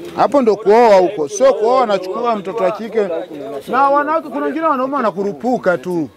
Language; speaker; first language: Swahili; native; Swahili